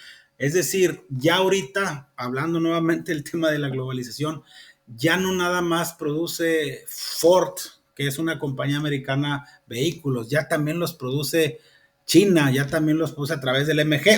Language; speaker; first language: Spanish; native; Spanish